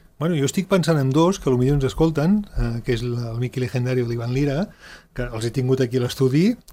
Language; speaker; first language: Catalan; native; Catalan